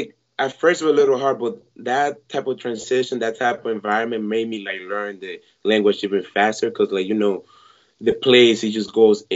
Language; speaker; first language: English; non-native, fluent; Spanish